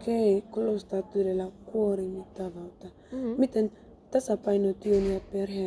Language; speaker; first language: Finnish; non-native, learner; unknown